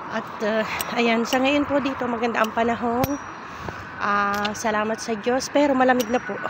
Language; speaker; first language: Filipino; native; Filipino